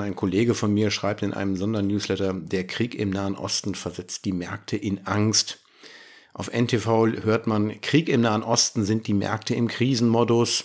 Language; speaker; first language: German; native; German